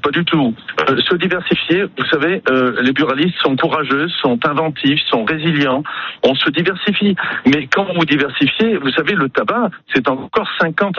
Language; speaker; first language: French; native; French